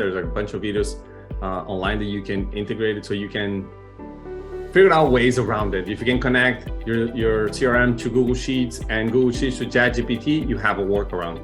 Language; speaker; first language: English; non-native, fluent; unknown